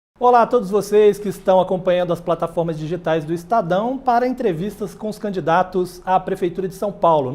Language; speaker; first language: Portuguese; native; Portuguese